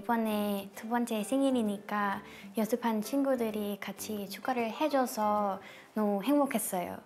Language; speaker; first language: Korean; non-native, learner; Thai